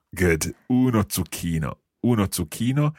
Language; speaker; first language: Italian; non-native, fluent; English